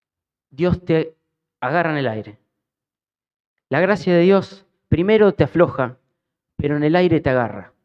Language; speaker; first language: Spanish; native; Spanish